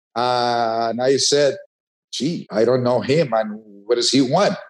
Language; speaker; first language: English; non-native, fluent; Spanish